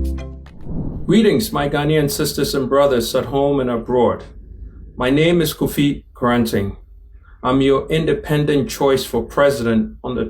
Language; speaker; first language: English; non-native, local second language; Akan